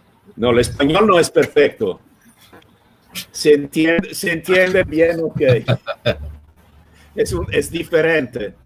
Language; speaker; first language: Spanish; non-native, fluent; Italian